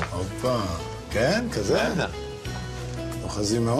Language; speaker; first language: Hebrew; native; Hebrew